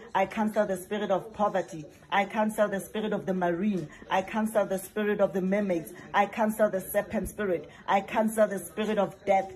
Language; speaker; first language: English; non-native, local second language; Southern Sotho